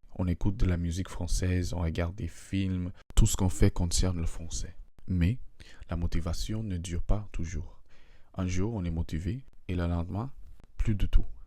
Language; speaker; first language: French; non-native, fluent; English